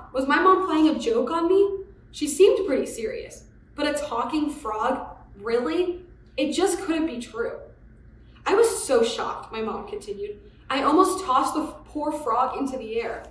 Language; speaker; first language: English; native; English